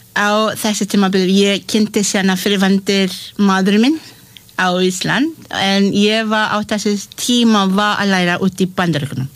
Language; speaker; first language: Icelandic; non-native, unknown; Malay